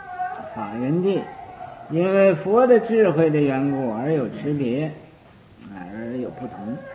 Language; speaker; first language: Chinese; native; Chinese